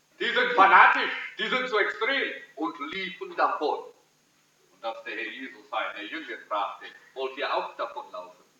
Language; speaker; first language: German; early bilingual, heritage; German